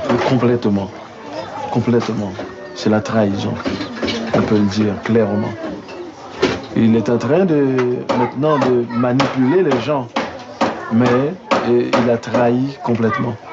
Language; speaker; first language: French; non-native, local second language; Haitian Creole